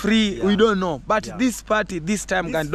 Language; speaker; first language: English; non-native, learner; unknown